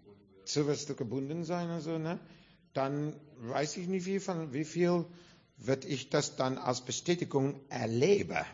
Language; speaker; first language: German; non-native, fluent; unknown